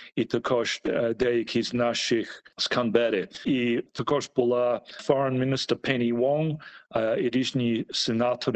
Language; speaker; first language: Ukrainian; early bilingual, heritage; Ukrainian